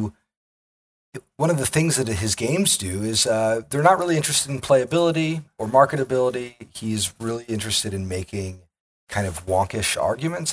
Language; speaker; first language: English; native; English